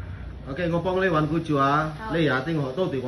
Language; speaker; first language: Chinese; native; Chinese